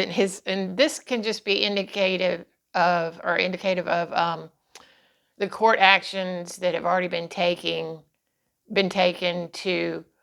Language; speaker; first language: English; native; English